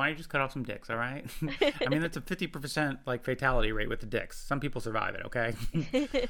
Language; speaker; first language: English; native; English